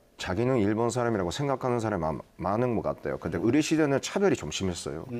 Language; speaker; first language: Korean; early bilingual, heritage; Korean